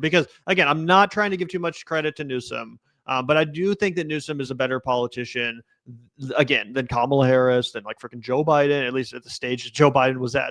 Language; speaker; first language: English; native; English